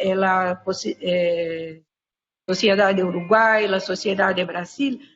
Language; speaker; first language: Spanish; non-native, fluent; Portuguese